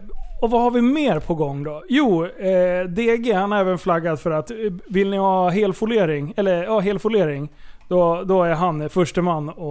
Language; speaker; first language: Swedish; native; Swedish